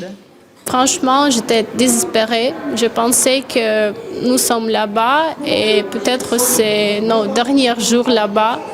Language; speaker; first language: French; non-native, fluent; Ukrainian